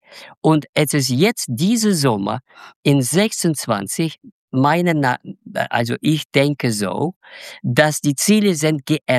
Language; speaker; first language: German; non-native, fluent; Russian